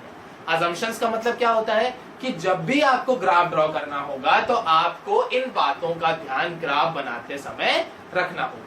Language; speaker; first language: Hindi; native; Hindi